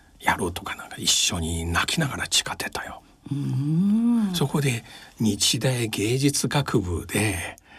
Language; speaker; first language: Japanese; non-native, fluent; Chinese